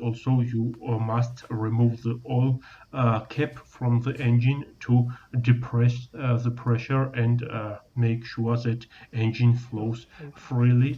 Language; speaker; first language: English; non-native, learner; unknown